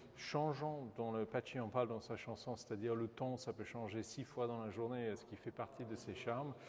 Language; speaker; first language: French; non-native, fluent; English